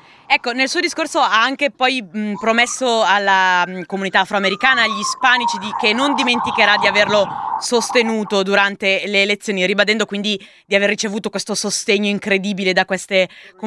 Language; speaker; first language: Italian; native; Italian